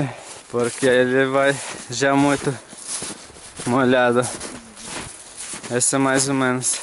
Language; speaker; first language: Portuguese; non-native, learner; Russian